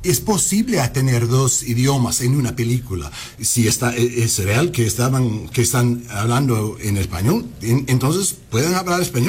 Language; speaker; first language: Spanish; non-native, fluent; English